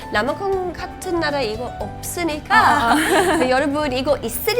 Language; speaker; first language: Korean; non-native, fluent; English